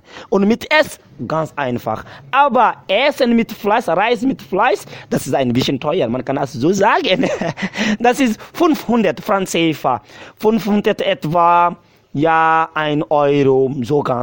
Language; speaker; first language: German; non-native, learner; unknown